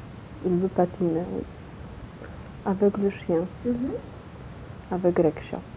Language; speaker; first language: French; non-native, learner; Polish